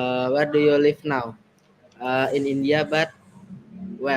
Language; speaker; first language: English; non-native, learner; Indonesian